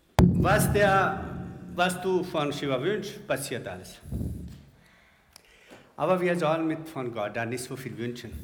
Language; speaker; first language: German; non-native, learner; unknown